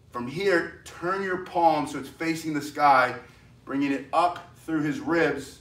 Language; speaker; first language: English; native; English